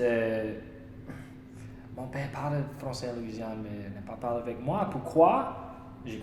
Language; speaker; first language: French; non-native, learner; English